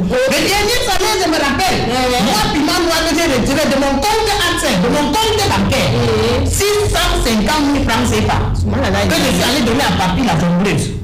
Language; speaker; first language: French; native; French